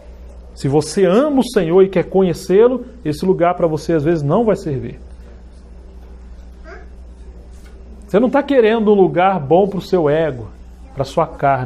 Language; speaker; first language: Portuguese; native; Portuguese